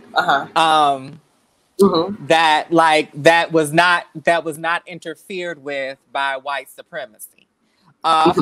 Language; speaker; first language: English; native; English